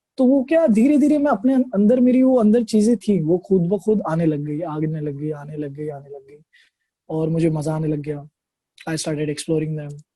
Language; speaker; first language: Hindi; non-native, local second language; Marathi